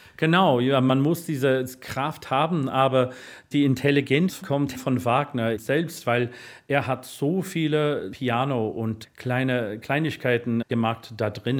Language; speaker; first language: German; non-native, learner; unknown